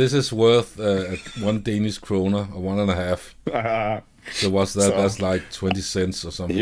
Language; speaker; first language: English; non-native, fluent; Danish